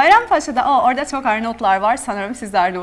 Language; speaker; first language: Turkish; non-native, fluent; Albanian